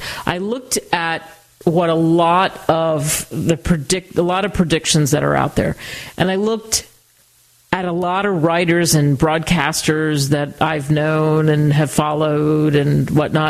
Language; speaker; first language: English; native; English